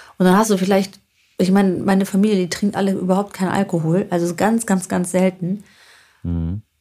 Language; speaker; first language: German; native; German